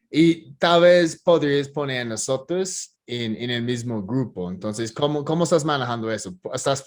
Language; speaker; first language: Spanish; non-native, fluent; English